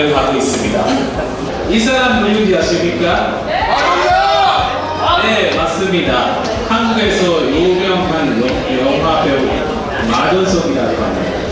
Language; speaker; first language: Korean; non-native, learner; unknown